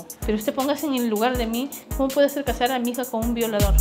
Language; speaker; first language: Spanish; native; Spanish